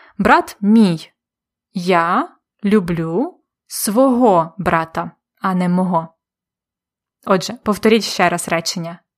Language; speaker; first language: Ukrainian; native; Ukrainian